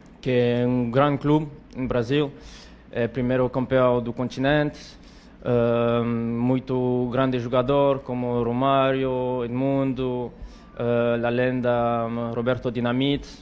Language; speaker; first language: Portuguese; non-native, learner; French